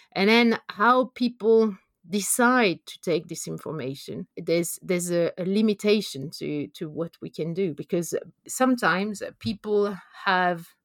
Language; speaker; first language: English; non-native, fluent; French